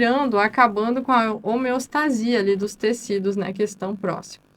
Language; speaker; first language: Portuguese; native; Portuguese